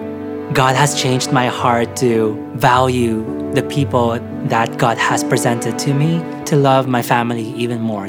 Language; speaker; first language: English; non-native, local second language; Filipino